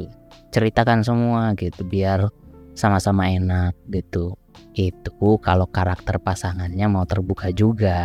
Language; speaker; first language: Indonesian; native; Indonesian